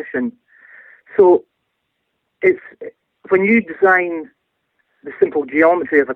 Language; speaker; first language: English; native; English